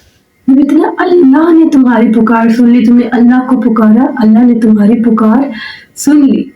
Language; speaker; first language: Urdu; native; Urdu